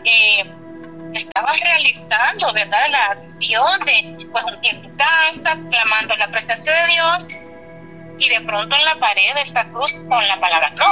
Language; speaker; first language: Spanish; native; Spanish